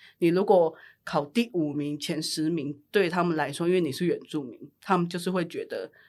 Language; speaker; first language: Chinese; native; Chinese